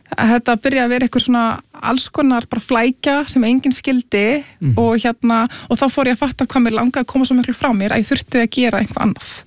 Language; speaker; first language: Icelandic; early bilingual, other home language; Serbian